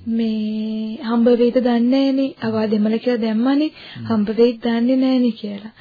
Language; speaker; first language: Sinhala; non-native, local second language; Tamil